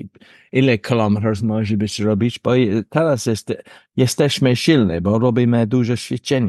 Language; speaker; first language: Polish; non-native, learner; English